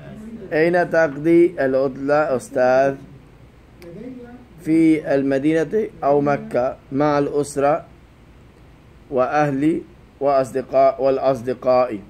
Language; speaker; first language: Arabic; non-native, fluent; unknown